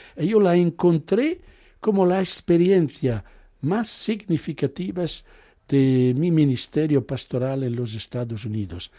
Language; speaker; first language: Spanish; non-native, fluent; Italian